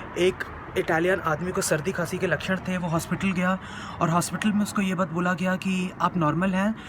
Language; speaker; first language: Hindi; native; Hindi